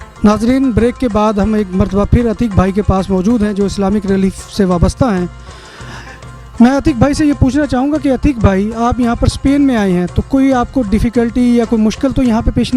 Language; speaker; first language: Urdu; native; Urdu